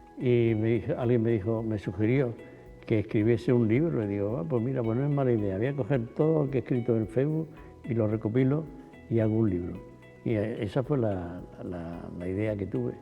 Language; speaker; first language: Spanish; native; Spanish